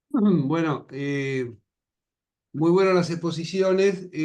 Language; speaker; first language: Spanish; native; Spanish